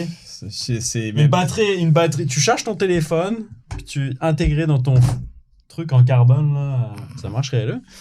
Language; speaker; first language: French; native; French